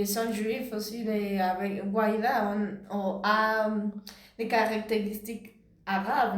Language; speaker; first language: French; non-native, learner; Spanish